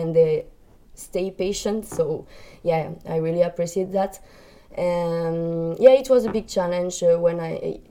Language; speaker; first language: English; non-native, learner; French